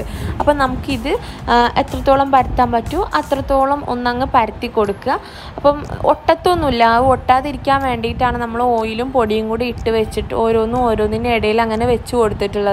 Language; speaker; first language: Malayalam; native; Malayalam